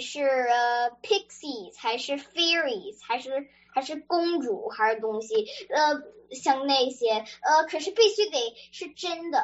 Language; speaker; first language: Chinese; early bilingual, other home language; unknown